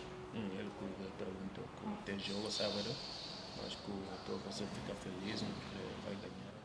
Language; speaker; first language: Portuguese; non-native, learner; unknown